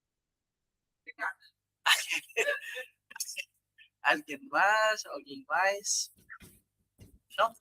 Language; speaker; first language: Spanish; non-native, fluent; Portuguese